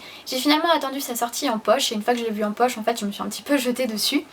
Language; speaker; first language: French; native; French